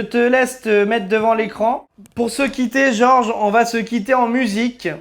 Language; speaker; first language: French; native; French